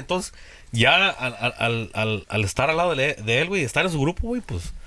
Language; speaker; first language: Spanish; native; Spanish